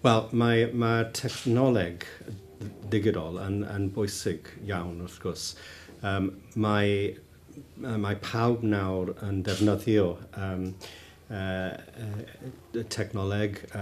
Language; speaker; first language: Welsh; non-native, local second language; English